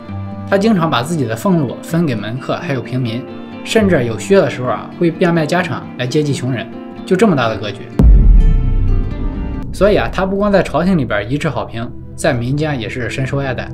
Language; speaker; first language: Chinese; native; Chinese